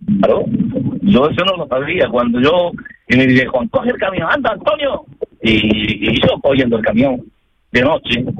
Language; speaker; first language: Spanish; early bilingual, other home language; Arabic